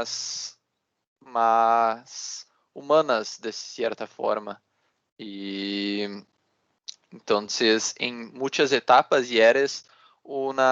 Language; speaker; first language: Spanish; non-native, learner; Portuguese